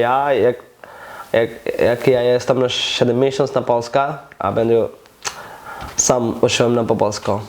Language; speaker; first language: Polish; non-native, learner; Bangla